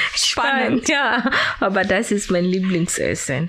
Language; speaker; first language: German; non-native, fluent; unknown